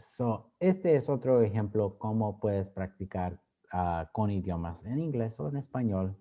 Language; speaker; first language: Spanish; early bilingual, other home language; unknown